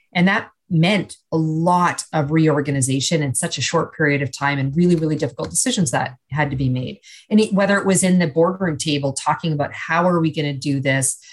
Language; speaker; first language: English; native; English